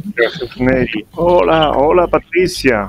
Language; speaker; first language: Spanish; non-native, fluent; Italian